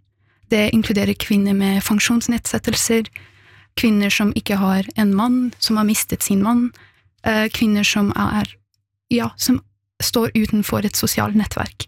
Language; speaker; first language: Norwegian; early bilingual, other home language; Persian